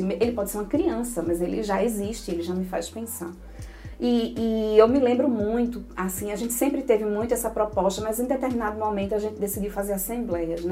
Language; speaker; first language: Portuguese; native; Portuguese